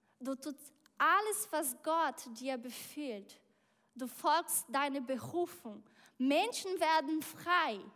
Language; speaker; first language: German; non-native, learner; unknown